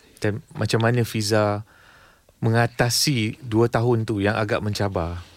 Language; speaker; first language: Malay; non-native, local second language; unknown